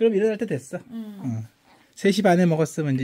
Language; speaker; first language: Korean; native; Korean